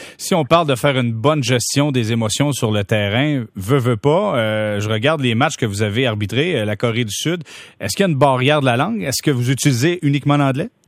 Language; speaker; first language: French; native; French